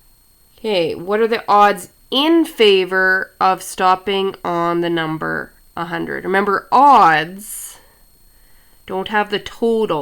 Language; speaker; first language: English; native; English